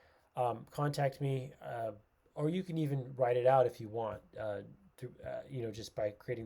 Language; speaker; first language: English; native; English